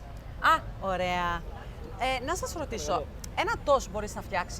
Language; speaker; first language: Greek; early bilingual, heritage; English